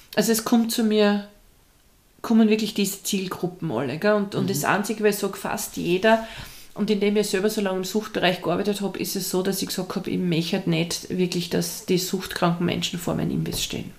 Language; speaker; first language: German; native; German